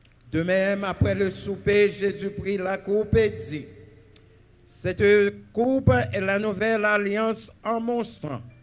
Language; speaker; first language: French; native; French